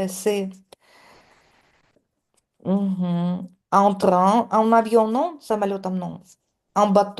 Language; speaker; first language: French; non-native, fluent; Russian